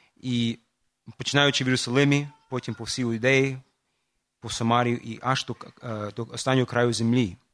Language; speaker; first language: Ukrainian; non-native, fluent; English